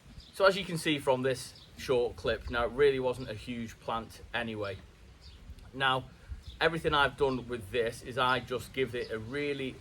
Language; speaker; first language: English; native; English